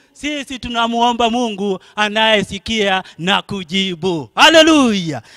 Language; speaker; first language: Swahili; non-native, local second language; Luo (Kenya and Tanzania)